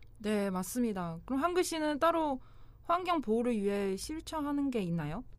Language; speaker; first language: Korean; non-native, fluent; Chinese